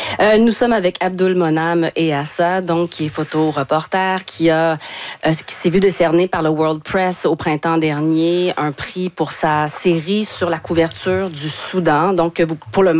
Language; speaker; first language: French; native; French